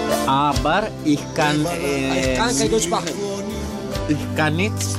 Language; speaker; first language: German; non-native, learner; Greek